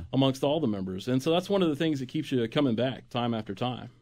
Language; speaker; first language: English; native; English